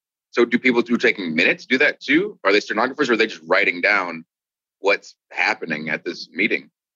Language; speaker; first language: English; native; English